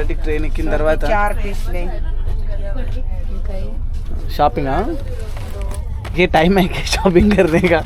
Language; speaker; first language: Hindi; non-native, local second language; Telugu